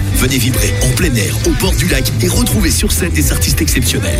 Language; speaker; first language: French; native; French